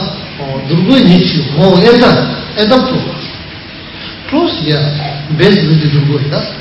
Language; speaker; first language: Russian; non-native, learner; Tibetan